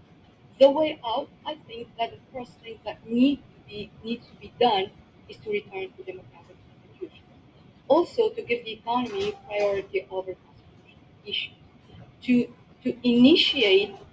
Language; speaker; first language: English; non-native, local second language; Arabic